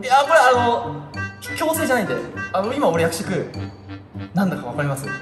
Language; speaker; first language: Japanese; native; Japanese